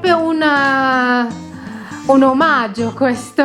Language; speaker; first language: Italian; non-native, learner; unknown